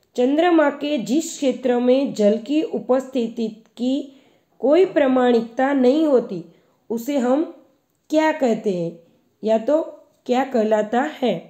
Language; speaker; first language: Hindi; non-native, local second language; Gujarati